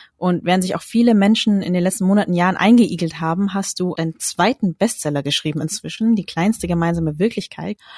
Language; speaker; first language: German; early bilingual, other home language; Vietnamese